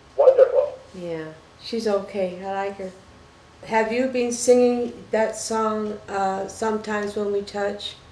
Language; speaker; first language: English; native; English